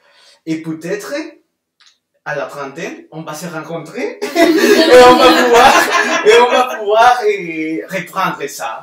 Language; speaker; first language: French; non-native, fluent; Spanish